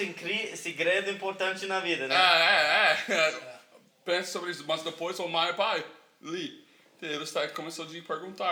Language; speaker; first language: Portuguese; non-native, learner; English